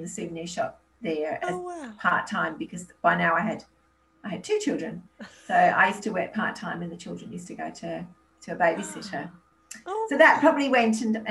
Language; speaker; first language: English; native; English